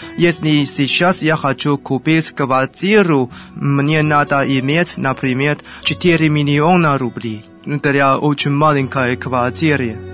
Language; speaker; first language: Russian; non-native, learner; Chinese